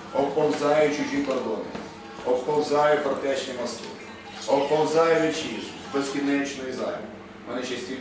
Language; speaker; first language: Ukrainian; native; Ukrainian